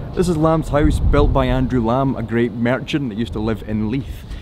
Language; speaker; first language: English; native; English